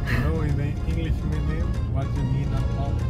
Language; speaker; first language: English; non-native, fluent; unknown